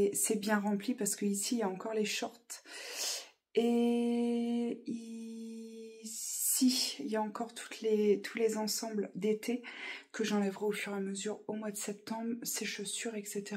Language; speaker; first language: French; native; French